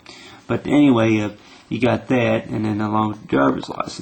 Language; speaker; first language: English; native; English